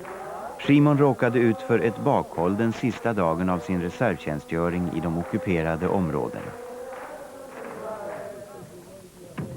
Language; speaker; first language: Swedish; native; Swedish